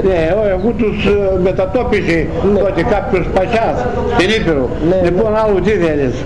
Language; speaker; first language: Greek; native; Greek